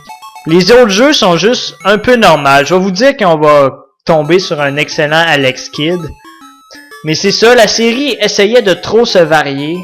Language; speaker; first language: French; native; French